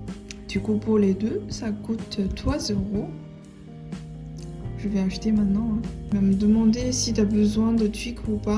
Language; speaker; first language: French; non-native, learner; Chinese